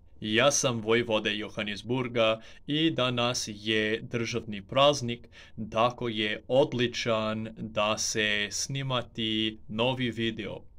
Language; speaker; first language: Serbian; non-native, learner; English